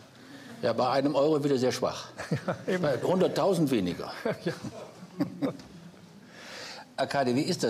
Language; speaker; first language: German; native; German